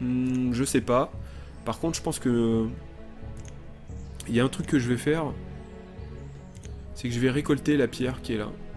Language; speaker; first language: French; native; French